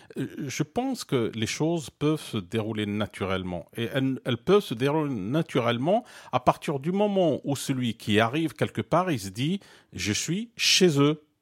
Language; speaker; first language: French; non-native, local second language; Arabic